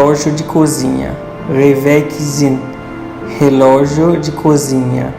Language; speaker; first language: Portuguese; non-native, fluent; Haitian Creole